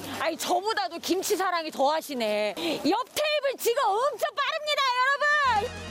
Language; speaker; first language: Korean; native; Korean